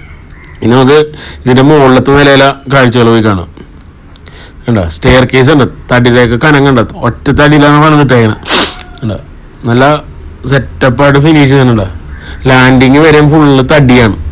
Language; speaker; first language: Malayalam; native; Malayalam